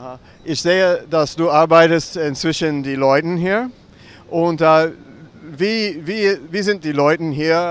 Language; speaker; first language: German; non-native, learner; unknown